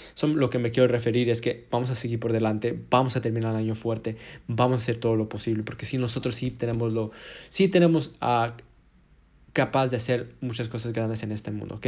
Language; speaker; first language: Spanish; early bilingual, heritage; Spanish